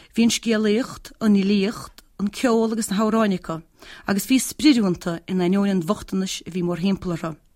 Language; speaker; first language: Irish; native; Irish